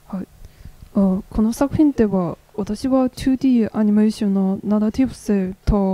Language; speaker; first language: Japanese; non-native, learner; Chinese